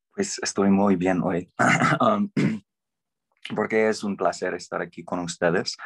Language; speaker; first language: Spanish; non-native, fluent; English